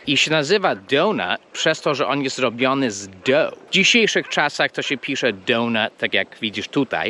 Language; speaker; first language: Polish; non-native, fluent; English